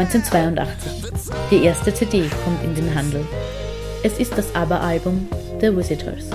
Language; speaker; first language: German; native; German